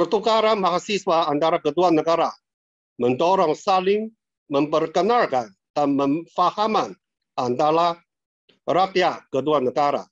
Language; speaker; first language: Indonesian; non-native, fluent; Chinese